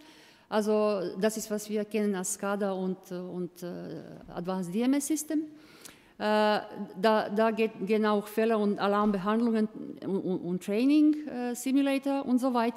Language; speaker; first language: German; non-native, fluent; Croatian